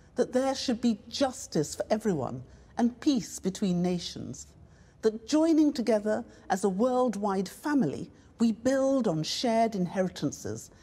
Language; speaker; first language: English; native; English